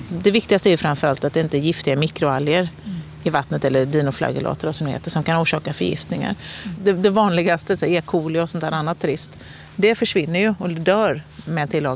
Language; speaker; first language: Swedish; native; Swedish